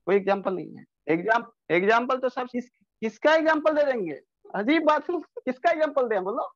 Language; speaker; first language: Hindi; non-native, local second language; Bangla